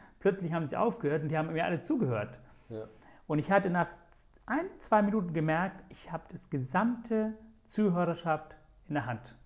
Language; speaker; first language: German; non-native, fluent; Tamil